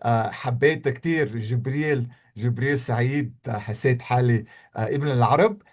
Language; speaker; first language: Arabic; non-native, fluent; English